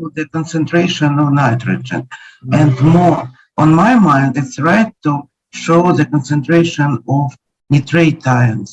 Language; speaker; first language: English; non-native, learner; Ukrainian